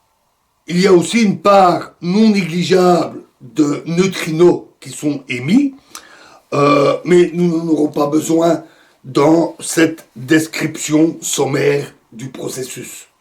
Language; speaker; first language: French; native; French